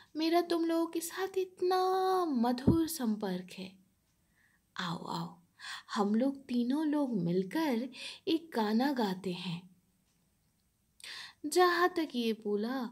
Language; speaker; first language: Hindi; non-native, local second language; Bangla